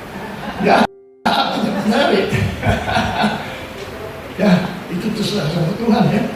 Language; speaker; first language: Indonesian; non-native, learner; Dutch